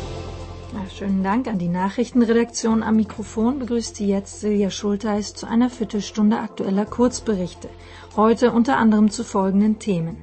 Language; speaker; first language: German; native; German